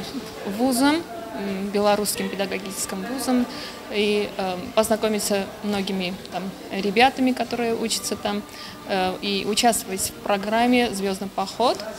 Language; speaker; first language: Russian; non-native, fluent; Armenian